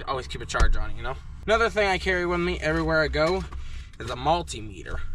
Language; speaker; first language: English; native; English